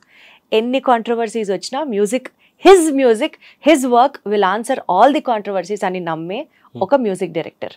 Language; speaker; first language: Telugu; native; Telugu